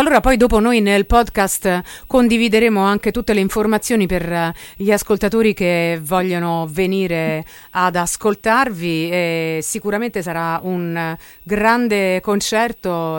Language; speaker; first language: Italian; native; Italian